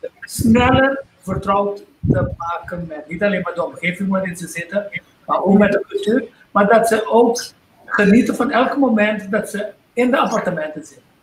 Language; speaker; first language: Dutch; non-native, local second language; Papiamento